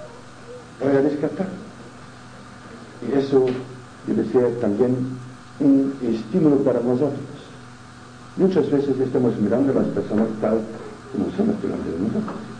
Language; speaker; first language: Spanish; non-native, fluent; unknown